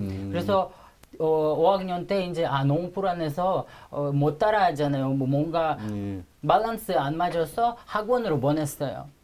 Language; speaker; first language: Korean; non-native, fluent; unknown